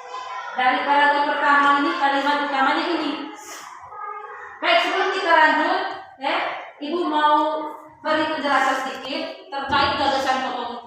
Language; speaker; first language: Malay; non-native, local second language; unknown